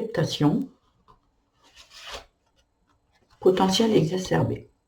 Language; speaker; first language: French; native; French